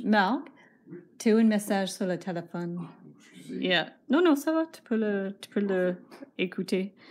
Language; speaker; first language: French; non-native, fluent; English